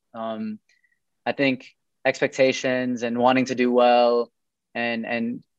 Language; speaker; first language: English; early bilingual, other home language; Arabic